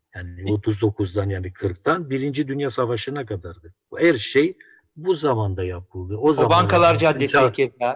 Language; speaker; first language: Turkish; non-native, local second language; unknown